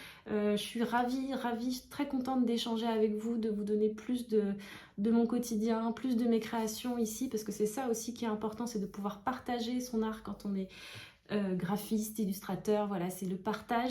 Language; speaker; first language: French; native; French